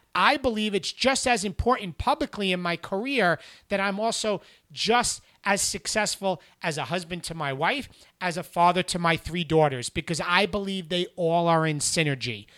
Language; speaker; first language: English; native; English